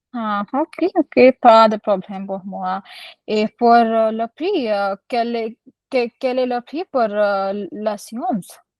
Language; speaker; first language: French; non-native, learner; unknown